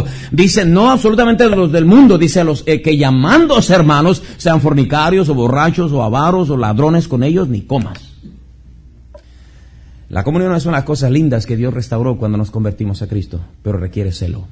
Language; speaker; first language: Spanish; native; Spanish